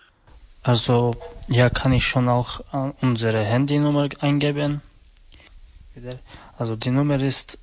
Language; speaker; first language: German; non-native, learner; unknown